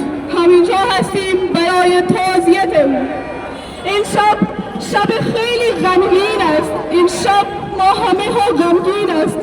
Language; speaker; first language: Persian; non-native, learner; Urdu